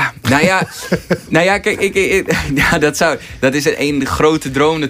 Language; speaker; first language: Dutch; native; Dutch